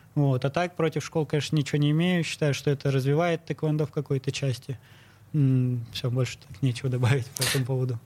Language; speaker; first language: Russian; native; Russian